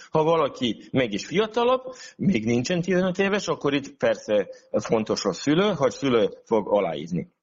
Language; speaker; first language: Hungarian; non-native, local second language; Serbian